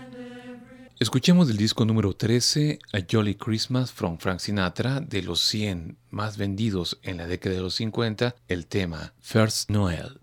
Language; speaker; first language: Spanish; native; Spanish